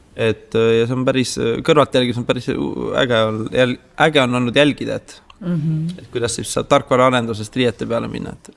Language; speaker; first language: Estonian; native; Estonian